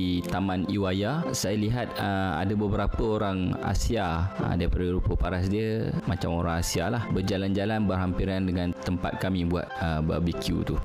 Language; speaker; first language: Malay; native; Malay